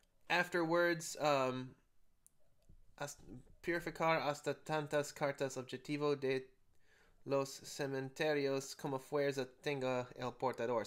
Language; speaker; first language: Spanish; non-native, learner; English